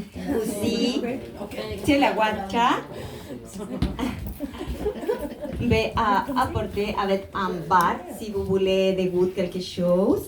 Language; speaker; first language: French; non-native, learner; Spanish